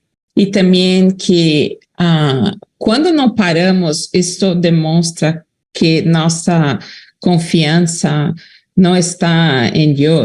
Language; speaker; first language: Spanish; non-native, fluent; Portuguese